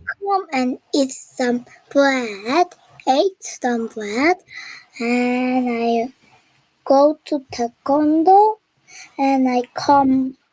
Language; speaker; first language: English; non-native, learner; Korean